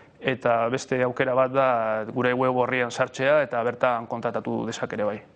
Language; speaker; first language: Basque; native; Basque